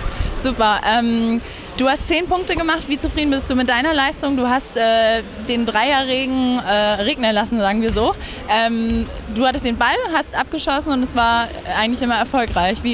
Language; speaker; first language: German; native; German